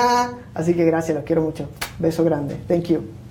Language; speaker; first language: Spanish; native; Spanish